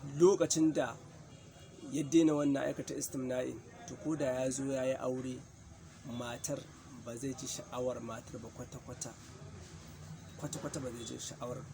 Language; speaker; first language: Hausa; native; Hausa